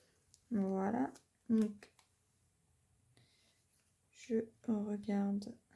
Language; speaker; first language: French; native; French